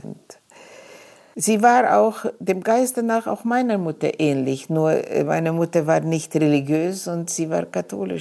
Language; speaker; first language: German; non-native, fluent; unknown